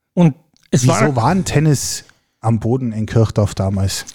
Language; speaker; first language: German; native; German